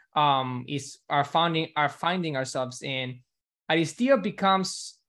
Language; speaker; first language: English; non-native, fluent; Greek